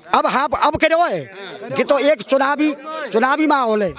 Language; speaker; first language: Hindi; native; Hindi